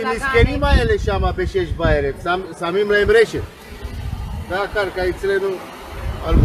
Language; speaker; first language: Hebrew; non-native, learner; Romanian